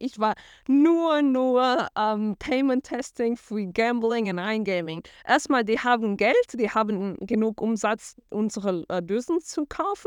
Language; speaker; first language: German; non-native, fluent; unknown